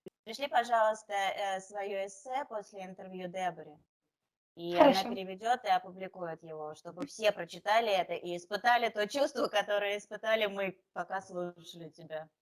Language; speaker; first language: Russian; native; Russian